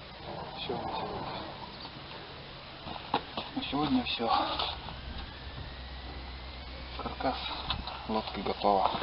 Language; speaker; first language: Russian; non-native, local second language; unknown